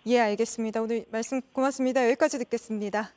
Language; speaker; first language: Korean; native; Korean